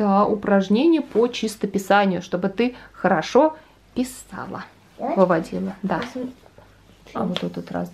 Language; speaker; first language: Russian; native; Russian